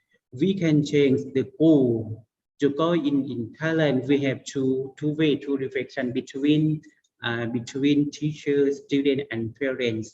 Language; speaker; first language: English; non-native, learner; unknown